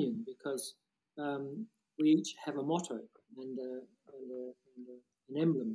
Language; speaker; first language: English; native; English